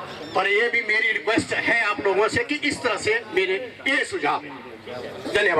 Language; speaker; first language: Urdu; non-native, local second language; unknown